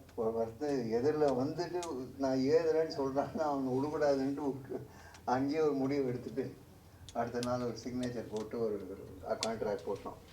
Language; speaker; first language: Tamil; non-native, local second language; Hindi